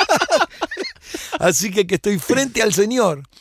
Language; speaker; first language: Spanish; native; Spanish